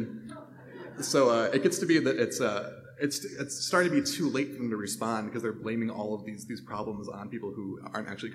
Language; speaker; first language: English; native; English